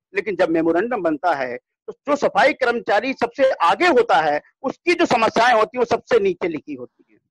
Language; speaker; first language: Hindi; native; Hindi